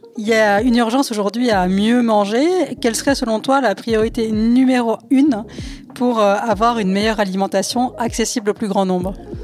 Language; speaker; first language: French; native; French